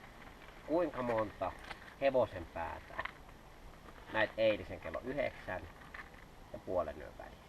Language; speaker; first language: Finnish; native; Finnish